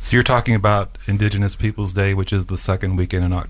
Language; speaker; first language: English; native; English